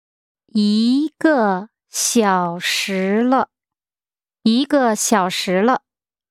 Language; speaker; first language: Chinese; non-native, learner; English